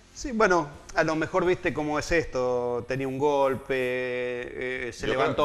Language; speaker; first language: Spanish; native; Spanish